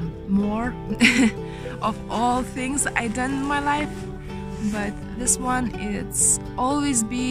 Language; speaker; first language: English; non-native, learner; Lithuanian